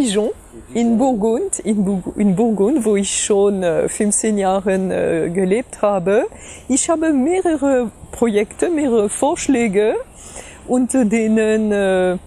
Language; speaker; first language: German; non-native, fluent; French